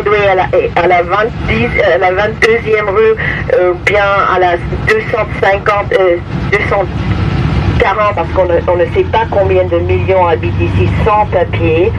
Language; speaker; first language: French; non-native, fluent; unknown